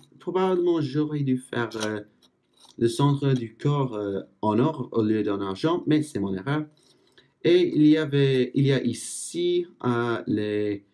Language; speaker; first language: French; non-native, fluent; English